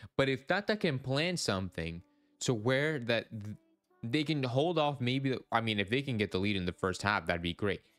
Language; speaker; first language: English; native; English